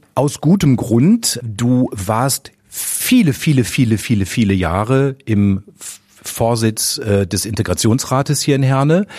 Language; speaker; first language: German; native; German